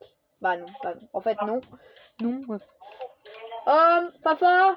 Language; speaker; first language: French; native; French